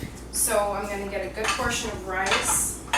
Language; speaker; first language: English; native; English